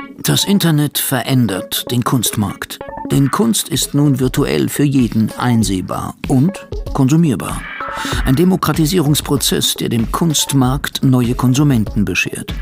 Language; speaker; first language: German; native; German